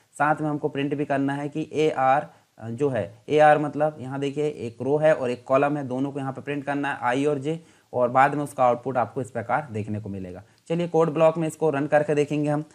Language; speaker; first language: Hindi; native; Hindi